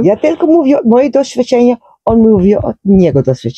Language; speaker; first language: Polish; non-native, learner; Dutch